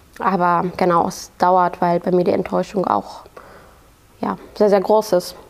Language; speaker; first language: German; non-native, fluent; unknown